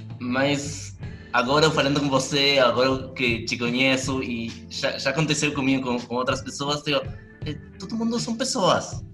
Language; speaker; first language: Portuguese; non-native, learner; Spanish